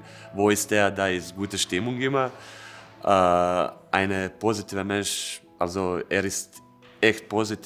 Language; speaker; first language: German; non-native, fluent; Croatian